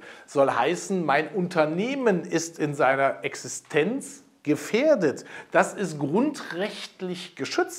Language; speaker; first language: German; native; German